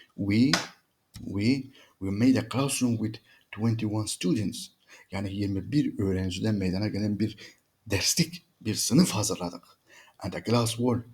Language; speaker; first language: Turkish; native; Turkish